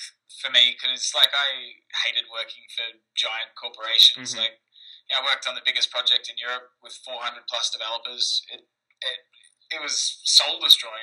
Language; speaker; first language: English; native; English